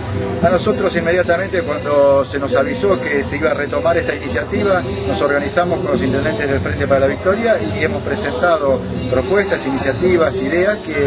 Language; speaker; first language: Spanish; native; Spanish